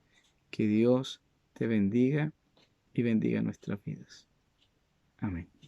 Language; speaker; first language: Spanish; native; Spanish